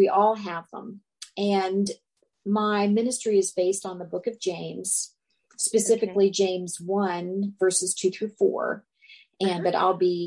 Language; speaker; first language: English; native; English